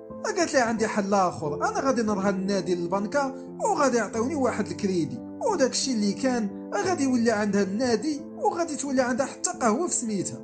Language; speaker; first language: Arabic; native; Arabic